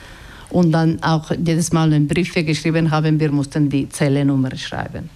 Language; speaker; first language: German; non-native, fluent; Basque